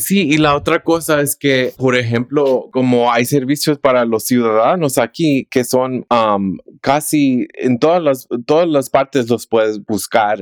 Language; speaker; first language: Spanish; early bilingual, heritage; Spanish